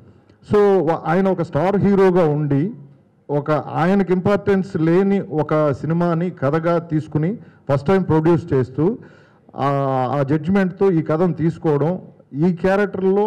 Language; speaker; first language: Telugu; native; Telugu